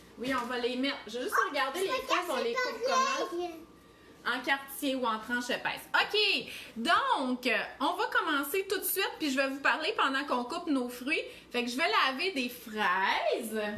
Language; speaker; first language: French; native; French